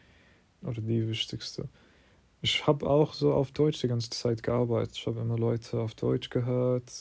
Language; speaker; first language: German; non-native, fluent; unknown